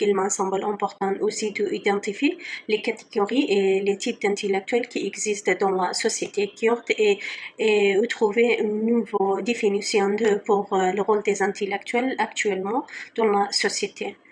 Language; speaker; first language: French; non-native, fluent; Kurdish